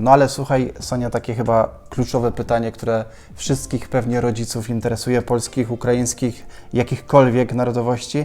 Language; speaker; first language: Polish; native; Polish